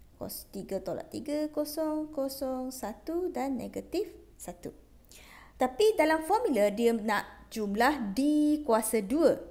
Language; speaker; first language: Malay; non-native, local second language; Chinese